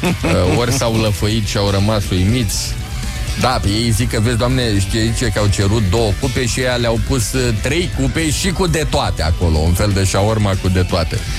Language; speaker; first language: Romanian; native; Romanian